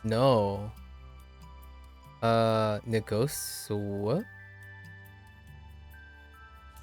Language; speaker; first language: Spanish; non-native, learner; English